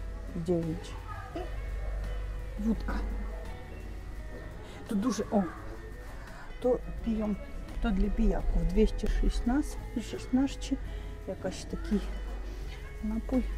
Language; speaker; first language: Polish; non-native, fluent; Russian